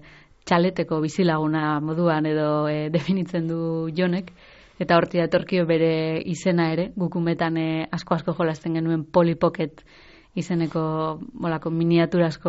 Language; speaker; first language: Basque; native; Basque